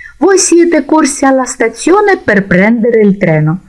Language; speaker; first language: Italian; non-native, fluent; Ukrainian